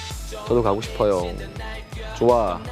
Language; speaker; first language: Korean; native; Korean